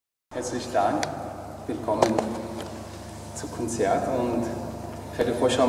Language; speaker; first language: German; non-native, learner; Persian